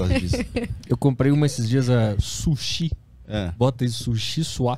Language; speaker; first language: Portuguese; native; Portuguese